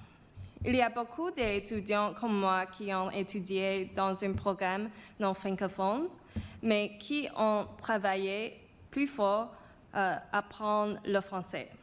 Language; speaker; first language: French; non-native, fluent; Chinese